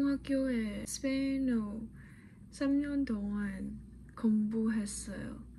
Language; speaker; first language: Korean; non-native, learner; Chinese